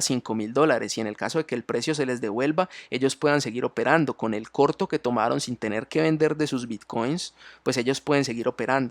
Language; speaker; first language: Spanish; native; Spanish